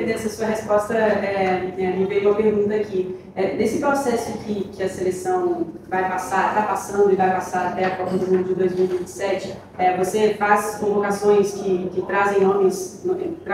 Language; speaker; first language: Portuguese; native; Portuguese